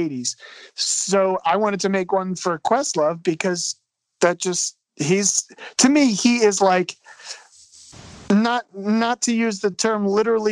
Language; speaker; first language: English; native; English